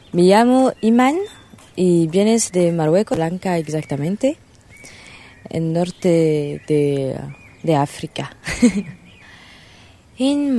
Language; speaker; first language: Spanish; non-native, learner; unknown